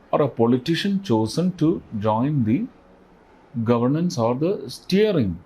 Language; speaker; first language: English; non-native, local second language; Malayalam